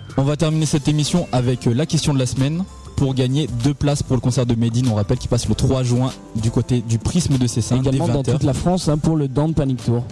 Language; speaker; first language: French; native; French